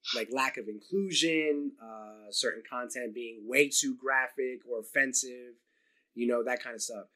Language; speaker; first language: English; native; English